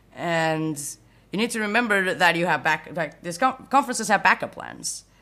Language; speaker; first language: English; non-native, fluent; Portuguese